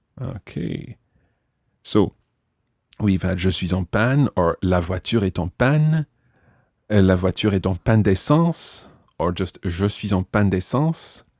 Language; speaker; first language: French; non-native, fluent; English